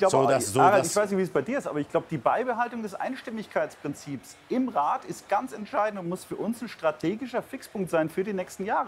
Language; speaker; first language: German; native; German